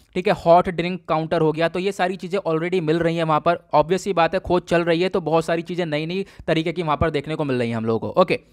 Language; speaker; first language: Hindi; native; Hindi